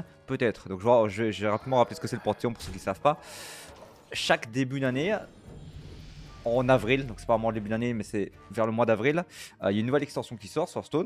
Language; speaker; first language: French; native; French